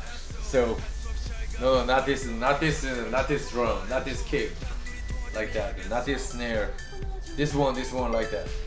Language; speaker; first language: English; non-native, learner; Korean